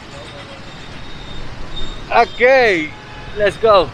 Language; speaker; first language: English; non-native, learner; Hindi